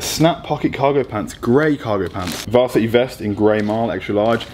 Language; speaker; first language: English; native; English